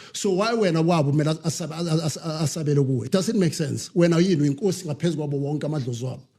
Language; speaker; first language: Zulu; non-native, local second language; Southern Sotho